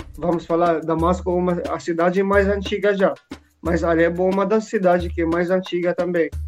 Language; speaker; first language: Portuguese; non-native, learner; Arabic